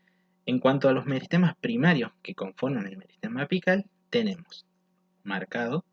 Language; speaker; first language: Spanish; native; Spanish